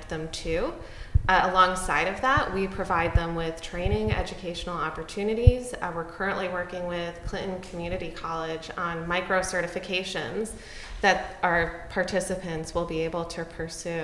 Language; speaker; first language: English; native; English